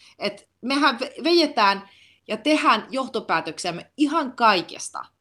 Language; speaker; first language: Finnish; early bilingual, heritage; Finnish